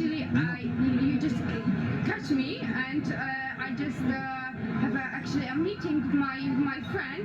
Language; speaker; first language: English; non-native, learner; Polish